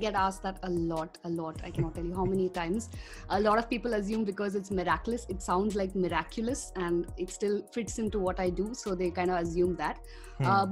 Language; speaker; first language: English; non-native, local second language; Tamil